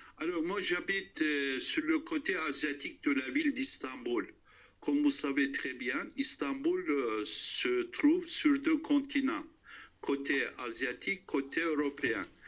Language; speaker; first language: French; non-native, fluent; Turkish